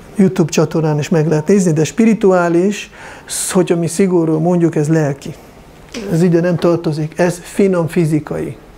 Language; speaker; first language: Hungarian; non-native, fluent; Russian